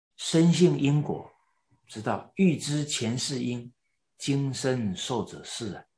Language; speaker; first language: Chinese; native; Chinese